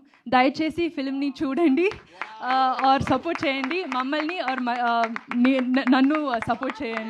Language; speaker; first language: Telugu; non-native, learner; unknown